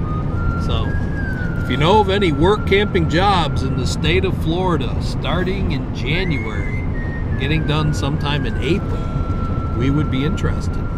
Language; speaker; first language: English; native; English